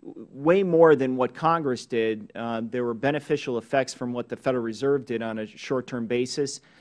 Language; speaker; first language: English; native; English